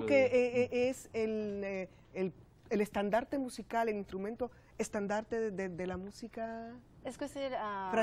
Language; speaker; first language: Spanish; native; Spanish